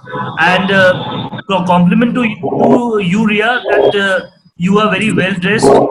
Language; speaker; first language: English; non-native, local second language; Hindi